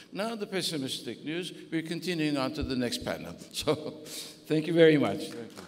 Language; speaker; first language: English; non-native, fluent; Turkish